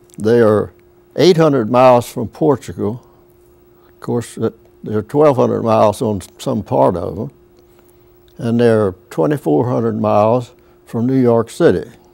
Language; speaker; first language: English; native; English